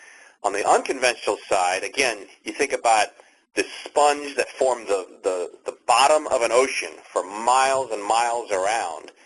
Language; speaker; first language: English; native; English